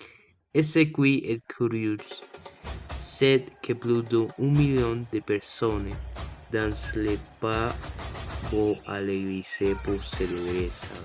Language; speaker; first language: French; non-native, learner; Spanish